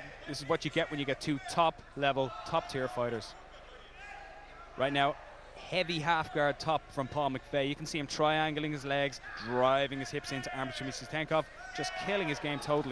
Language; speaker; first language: English; native; English